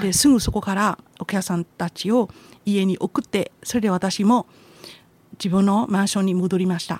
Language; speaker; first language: Japanese; non-native, fluent; Burmese